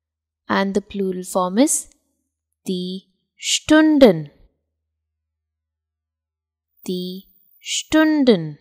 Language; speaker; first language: German; non-native, fluent; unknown